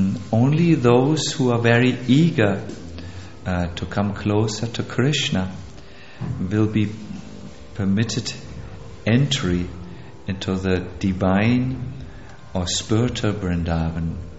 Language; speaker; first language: English; non-native, fluent; German